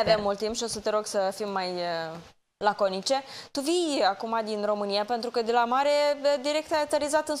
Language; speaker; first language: Romanian; native; Romanian